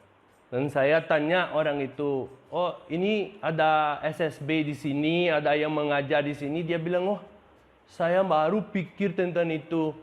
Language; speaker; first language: Indonesian; non-native, fluent; Portuguese